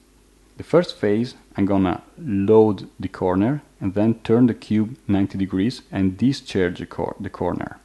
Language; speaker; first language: English; non-native, fluent; Italian